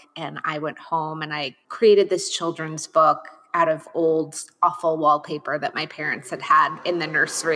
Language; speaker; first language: English; native; English